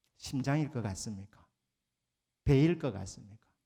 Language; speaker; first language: Korean; native; Korean